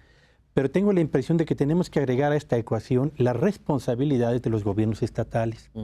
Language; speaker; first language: Spanish; native; Spanish